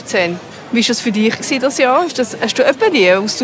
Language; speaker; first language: German; native; German